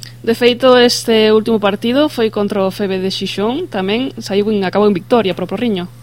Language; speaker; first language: Galician; native; Galician